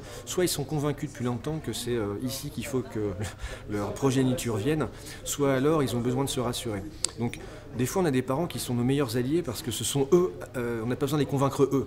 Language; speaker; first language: French; native; French